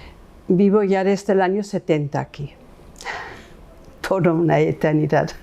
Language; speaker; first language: Spanish; non-native, fluent; German